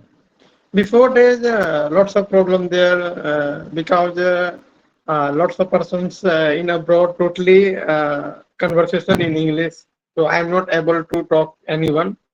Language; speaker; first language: English; non-native, learner; Hindi